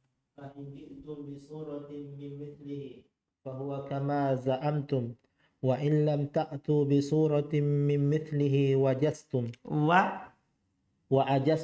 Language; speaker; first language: Arabic; non-native, learner; Indonesian